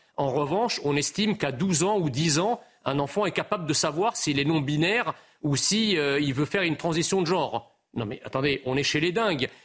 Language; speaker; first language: French; early bilingual, other home language; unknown